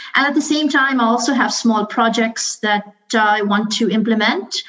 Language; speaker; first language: English; non-native, local second language; Urdu